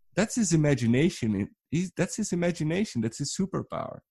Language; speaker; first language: English; non-native, fluent; Dutch